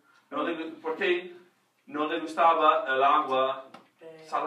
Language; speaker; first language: Spanish; non-native, fluent; English